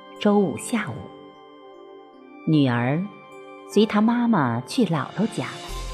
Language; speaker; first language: Chinese; native; Chinese